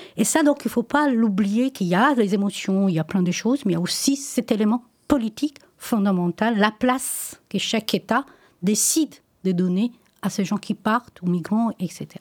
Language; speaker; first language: French; non-native, fluent; Italian